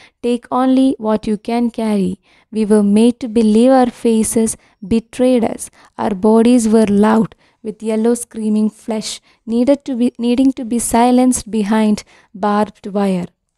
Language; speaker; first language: English; non-native, local second language; Malayalam